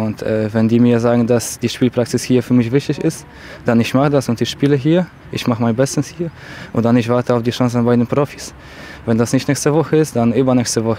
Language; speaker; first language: German; non-native, fluent; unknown